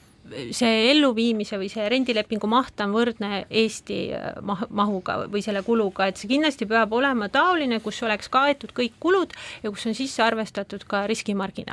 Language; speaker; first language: Estonian; native; Estonian